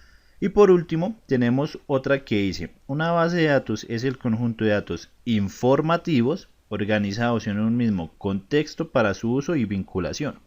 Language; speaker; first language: Spanish; native; Spanish